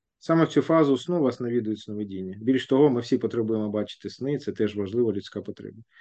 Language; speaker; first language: Ukrainian; non-native, local second language; Russian